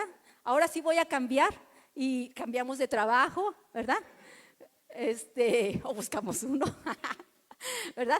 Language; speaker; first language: Spanish; native; Spanish